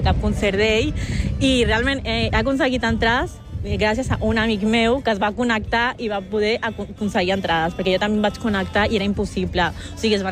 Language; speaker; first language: Catalan; native; Catalan